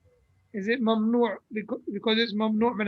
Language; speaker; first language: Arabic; non-native, fluent; English